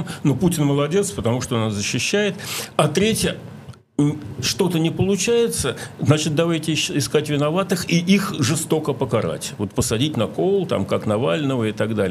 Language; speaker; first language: Russian; native; Russian